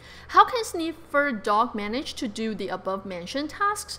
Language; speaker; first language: English; non-native, fluent; Chinese